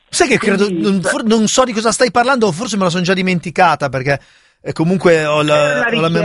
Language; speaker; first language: Italian; native; Italian